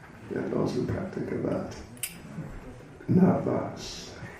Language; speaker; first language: Russian; non-native, learner; English